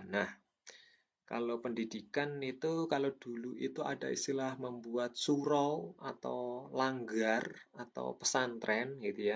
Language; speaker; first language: Indonesian; native; Indonesian